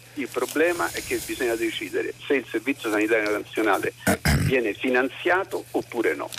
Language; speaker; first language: Italian; native; Italian